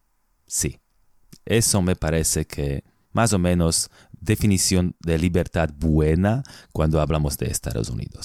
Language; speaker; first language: Spanish; non-native, fluent; Slovak